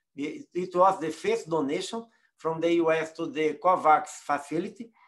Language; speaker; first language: English; non-native, fluent; Portuguese